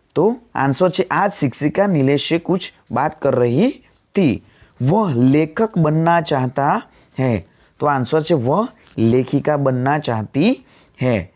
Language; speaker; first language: Hindi; non-native, local second language; Gujarati